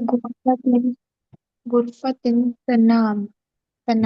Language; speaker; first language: Arabic; non-native, learner; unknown